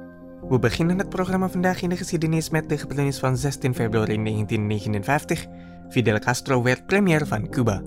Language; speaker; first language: Dutch; non-native, fluent; Indonesian